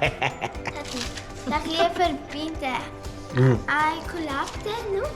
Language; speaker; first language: Romanian; early bilingual, heritage; Romanian